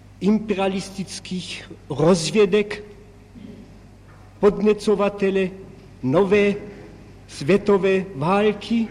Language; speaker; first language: Czech; non-native, local second language; German